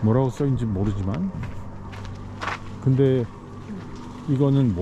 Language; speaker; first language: Korean; native; Korean